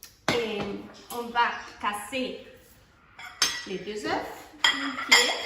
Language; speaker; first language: French; non-native, fluent; Spanish